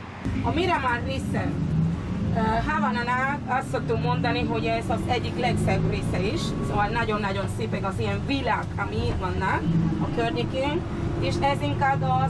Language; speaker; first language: Hungarian; non-native, fluent; Spanish